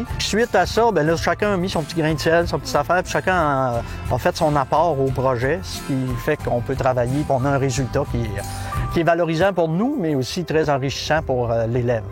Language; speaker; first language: French; native; French